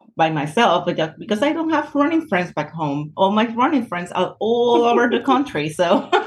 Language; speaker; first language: English; non-native, fluent; Spanish